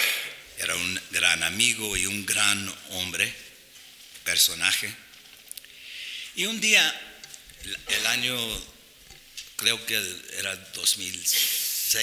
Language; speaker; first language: Spanish; non-native, fluent; English